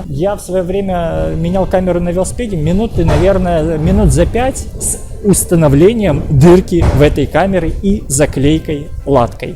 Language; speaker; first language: Russian; native; Russian